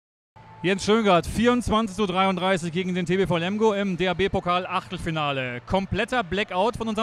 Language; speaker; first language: German; native; German